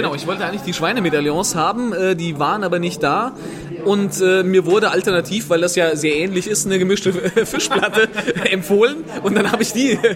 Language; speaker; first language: German; native; German